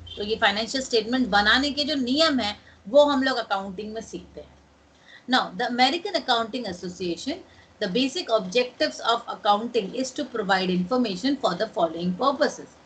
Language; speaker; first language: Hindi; non-native, local second language; Bangla